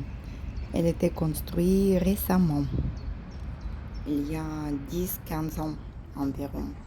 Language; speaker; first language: French; non-native, fluent; Russian